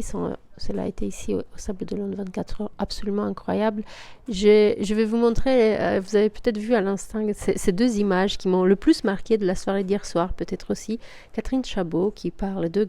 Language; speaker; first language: French; native; French